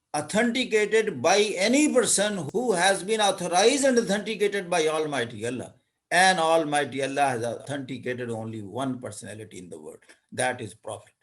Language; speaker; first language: English; non-native, local second language; Urdu